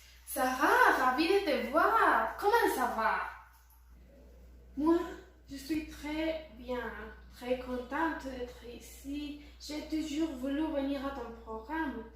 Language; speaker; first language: French; non-native, learner; Spanish